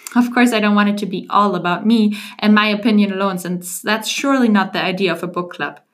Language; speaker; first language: English; non-native, fluent; German